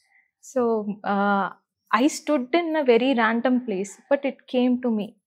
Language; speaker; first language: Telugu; non-native, learner; Tamil